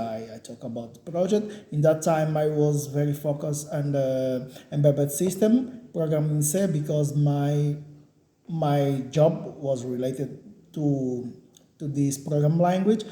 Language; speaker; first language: English; non-native, learner; Portuguese